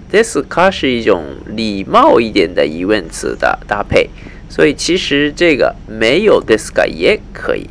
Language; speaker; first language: Chinese; non-native, fluent; Japanese